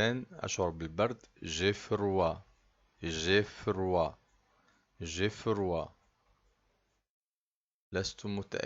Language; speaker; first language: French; non-native, fluent; Arabic